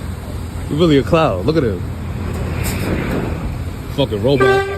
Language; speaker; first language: English; native; English